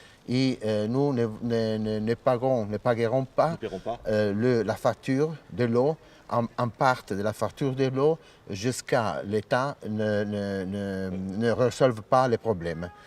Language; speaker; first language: French; non-native, learner; Italian